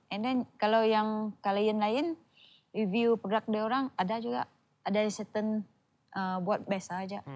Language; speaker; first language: Malay; non-native, local second language; Iban